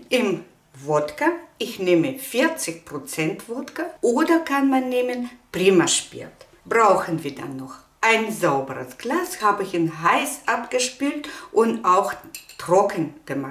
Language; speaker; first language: German; non-native, learner; Russian